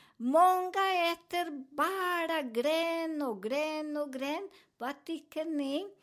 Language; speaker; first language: Swedish; non-native, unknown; Spanish